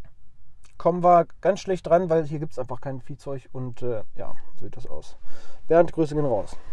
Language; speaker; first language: German; native; German